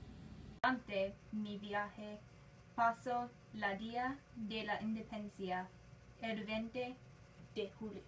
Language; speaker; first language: Spanish; non-native, learner; English